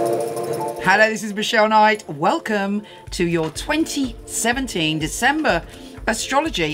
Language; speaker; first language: English; native; English